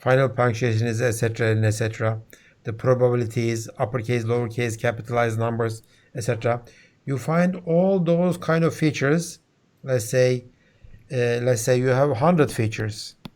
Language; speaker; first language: English; non-native, fluent; Turkish